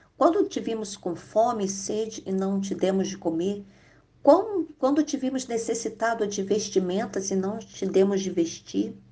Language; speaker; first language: Portuguese; native; Portuguese